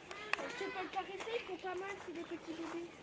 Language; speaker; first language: French; native; French